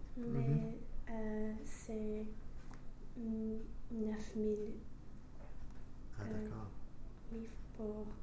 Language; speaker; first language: French; non-native, learner; English